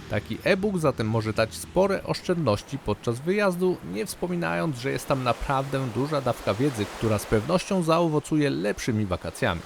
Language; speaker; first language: Polish; native; Polish